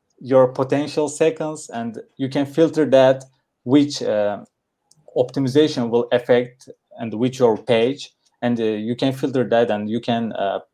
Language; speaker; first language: English; non-native, learner; Turkish